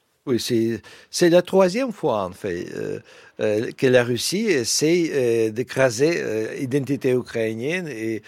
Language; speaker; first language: French; non-native, fluent; Russian